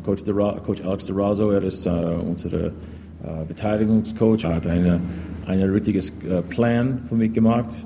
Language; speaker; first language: German; non-native, learner; English